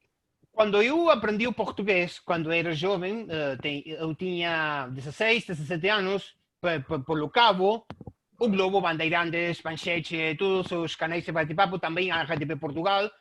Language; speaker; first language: Portuguese; non-native, fluent; Spanish